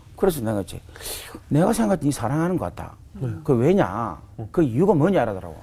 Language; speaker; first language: Korean; native; Korean